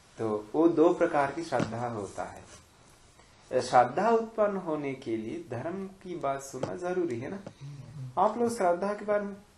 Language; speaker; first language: Hindi; non-native, fluent; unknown